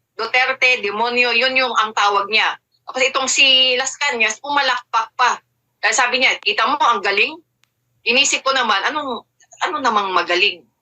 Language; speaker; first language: Filipino; native; Filipino